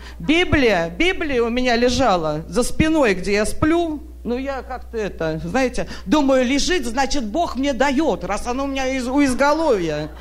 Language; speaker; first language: Russian; native; Russian